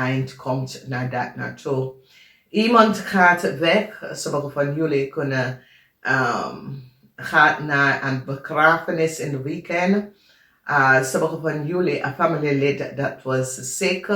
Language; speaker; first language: Dutch; non-native, learner; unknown